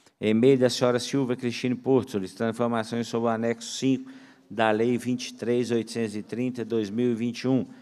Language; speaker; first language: Portuguese; native; Portuguese